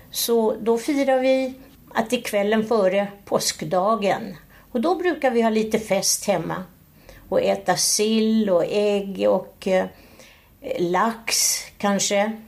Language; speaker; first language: Swedish; native; Swedish